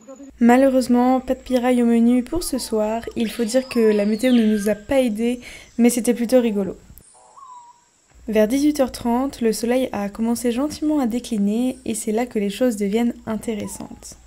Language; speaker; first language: French; native; French